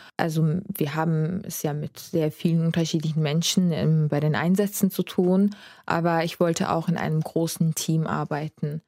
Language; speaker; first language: German; non-native, fluent; Azerbaijani